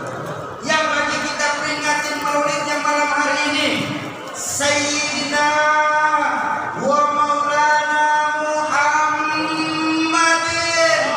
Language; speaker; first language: Indonesian; native; Indonesian